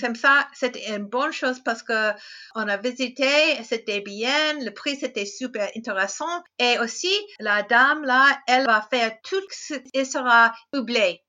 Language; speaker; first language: French; non-native, fluent; English